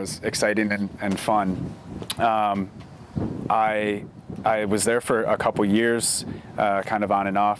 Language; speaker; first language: English; native; English